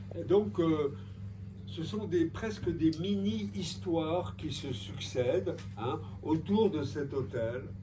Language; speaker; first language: French; native; French